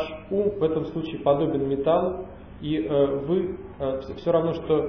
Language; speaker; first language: Russian; native; Russian